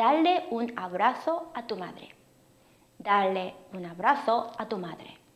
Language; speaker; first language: Spanish; non-native, fluent; Korean